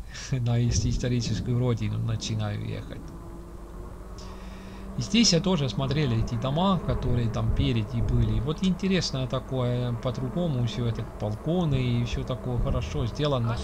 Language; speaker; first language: Russian; non-native, learner; Estonian